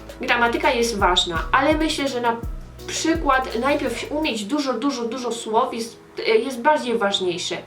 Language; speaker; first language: Polish; early bilingual, heritage; Polish